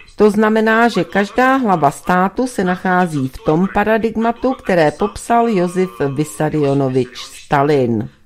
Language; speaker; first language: Czech; native; Czech